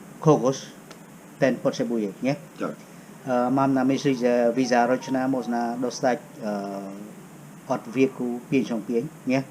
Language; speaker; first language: Polish; non-native, fluent; Khmer